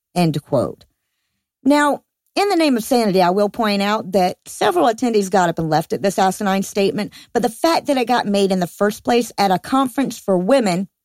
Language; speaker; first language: English; native; English